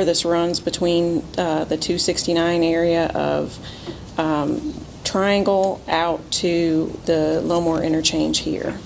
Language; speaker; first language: English; native; English